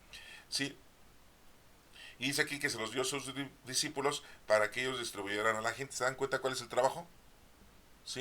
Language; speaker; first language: Spanish; native; Spanish